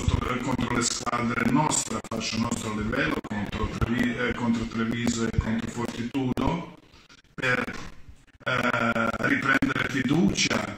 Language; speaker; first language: Italian; non-native, fluent; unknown